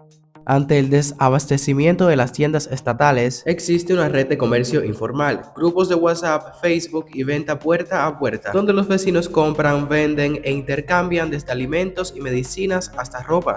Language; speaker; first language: Spanish; native; Spanish